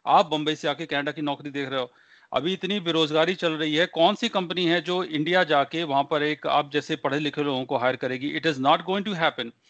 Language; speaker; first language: Hindi; non-native, local second language; Punjabi